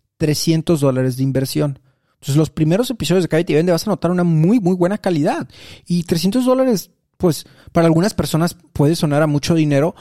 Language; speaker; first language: Spanish; native; Spanish